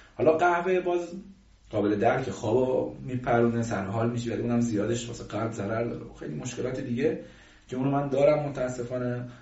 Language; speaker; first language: Persian; native; Persian